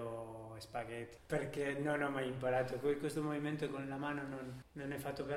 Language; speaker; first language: Italian; non-native, fluent; English